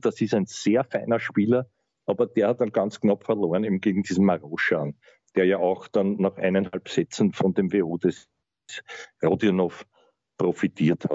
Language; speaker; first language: German; native; German